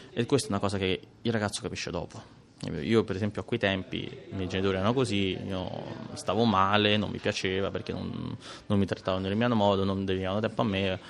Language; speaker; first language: Italian; native; Italian